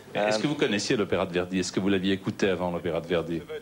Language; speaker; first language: French; native; French